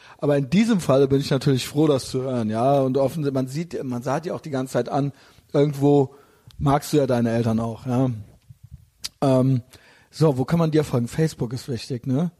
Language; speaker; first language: German; native; German